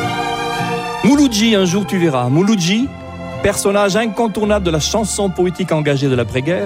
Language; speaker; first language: French; native; French